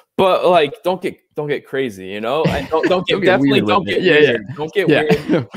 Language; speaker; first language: English; native; English